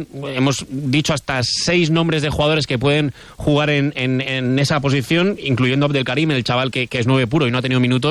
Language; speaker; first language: Spanish; native; Spanish